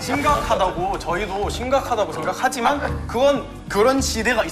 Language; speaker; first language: Korean; non-native, fluent; Arabic